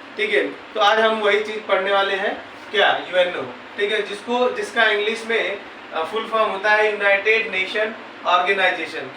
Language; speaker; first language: Hindi; native; Hindi